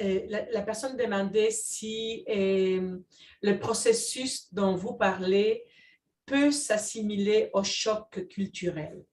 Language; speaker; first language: French; non-native, fluent; Spanish